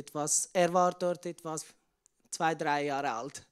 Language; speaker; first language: German; non-native, learner; Persian